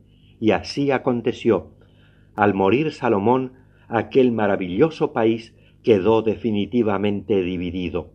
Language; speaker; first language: Spanish; native; Spanish